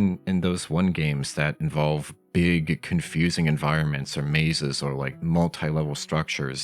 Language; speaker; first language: English; native; English